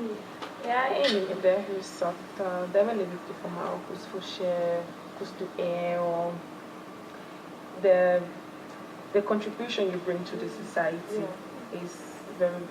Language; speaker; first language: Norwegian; early bilingual, other home language; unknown